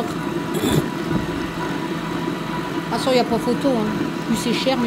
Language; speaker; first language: French; native; French